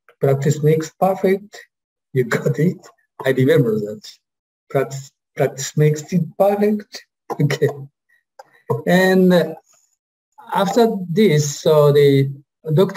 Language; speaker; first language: English; non-native, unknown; Japanese